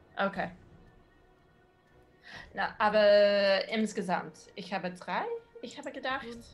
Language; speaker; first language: German; non-native, learner; English